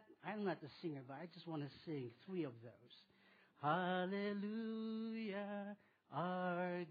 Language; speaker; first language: English; non-native, local second language; Filipino